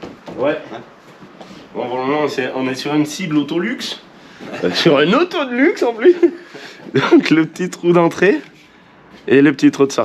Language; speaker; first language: French; native; French